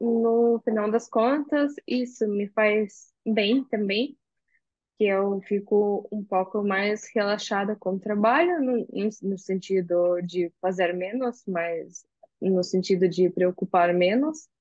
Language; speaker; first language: Portuguese; non-native, fluent; Russian